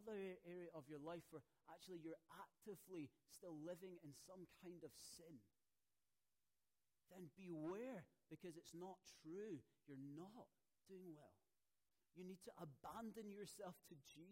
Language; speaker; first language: English; native; English